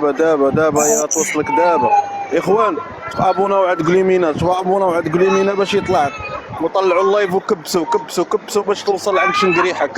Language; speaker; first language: Arabic; native; Arabic